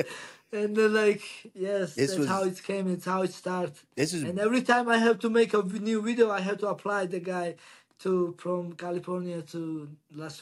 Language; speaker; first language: English; non-native, learner; Georgian